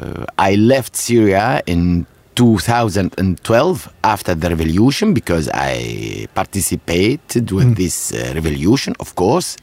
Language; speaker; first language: English; non-native, learner; Arabic